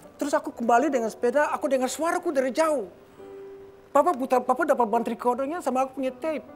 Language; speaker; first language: Indonesian; early bilingual, heritage; Indonesian